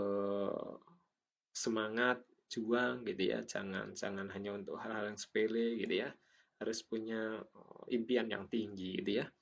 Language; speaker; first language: Indonesian; native; Indonesian